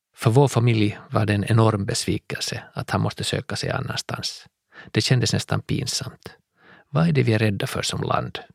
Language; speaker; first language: Swedish; native; Swedish